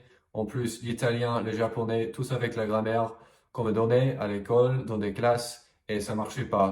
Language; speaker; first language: French; non-native, fluent; English